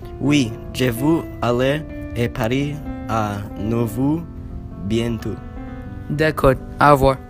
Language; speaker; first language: French; non-native, learner; English